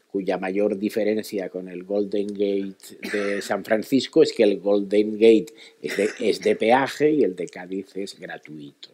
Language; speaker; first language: Spanish; native; Spanish